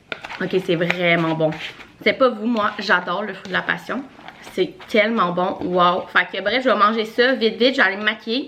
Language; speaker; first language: French; native; French